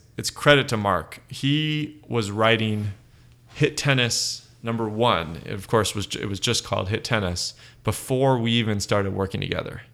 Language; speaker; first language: English; native; English